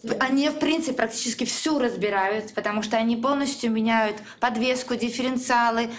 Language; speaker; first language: Russian; native; Russian